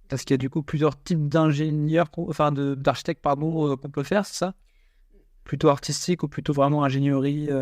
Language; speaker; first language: French; native; French